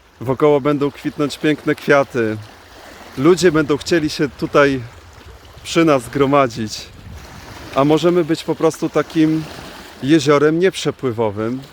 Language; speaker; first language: Polish; native; Polish